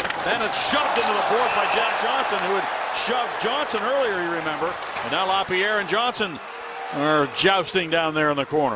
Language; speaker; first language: English; native; English